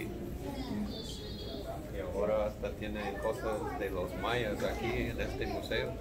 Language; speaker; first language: Spanish; non-native, learner; English